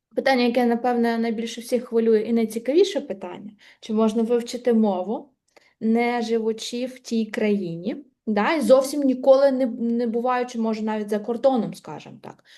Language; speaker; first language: Ukrainian; native; Ukrainian